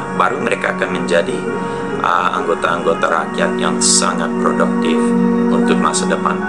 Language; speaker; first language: Indonesian; non-native, fluent; English